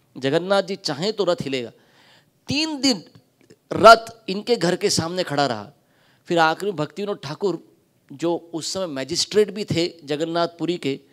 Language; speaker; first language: Hindi; non-native, local second language; Marathi